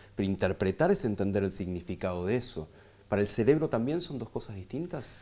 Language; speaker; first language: Spanish; native; Spanish